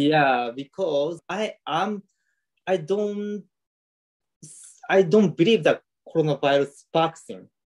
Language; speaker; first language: English; non-native, learner; Japanese